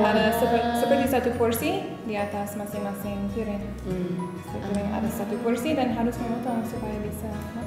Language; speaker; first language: Indonesian; non-native, fluent; English